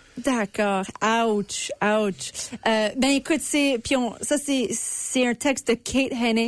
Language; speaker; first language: French; native; French